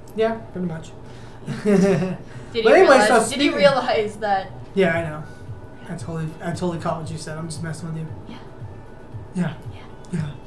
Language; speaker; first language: English; early bilingual, other home language; Spanish